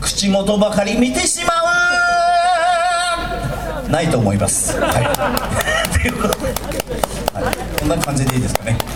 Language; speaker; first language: Japanese; native; Japanese